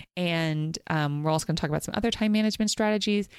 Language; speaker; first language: English; native; English